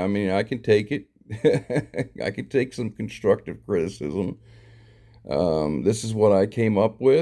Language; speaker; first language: English; native; English